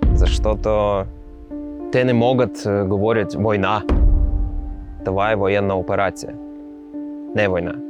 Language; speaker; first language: Bulgarian; non-native, learner; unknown